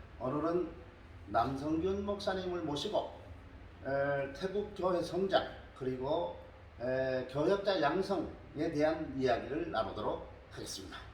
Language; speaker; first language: Korean; native; Korean